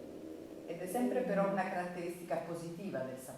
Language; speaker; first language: Italian; native; Italian